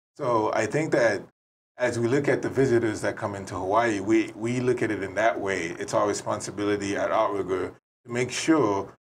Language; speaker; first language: English; native; English